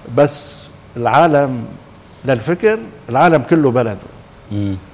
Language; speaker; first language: Arabic; native; Arabic